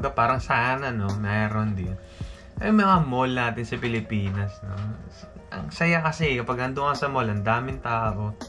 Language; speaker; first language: Filipino; native; Filipino